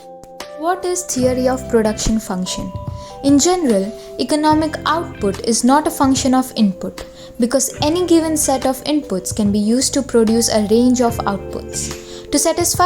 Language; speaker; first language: English; non-native, local second language; Gujarati